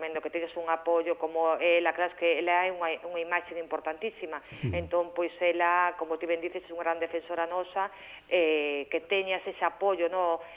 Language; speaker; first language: Galician; native; Galician